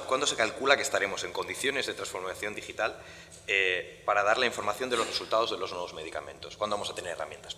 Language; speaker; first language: Spanish; native; Spanish